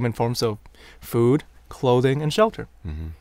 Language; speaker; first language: English; non-native, local second language; Cantonese